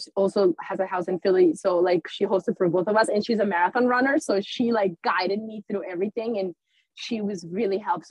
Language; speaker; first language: English; early bilingual, other home language; Spanish